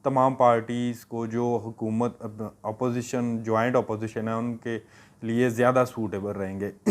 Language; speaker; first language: Urdu; non-native, local second language; Punjabi